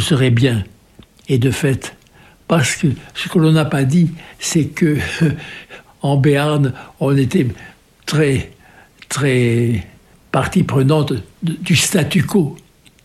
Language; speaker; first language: French; native; French